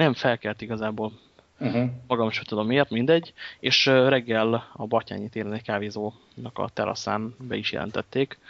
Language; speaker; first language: Hungarian; native; Hungarian